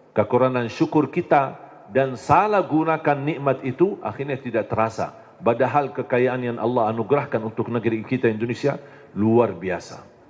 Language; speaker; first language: Indonesian; non-native, fluent; Arabic